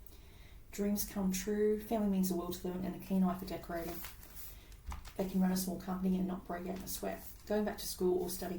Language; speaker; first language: English; native; English